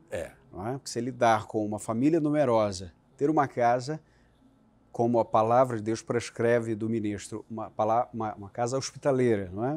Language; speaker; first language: Portuguese; native; Portuguese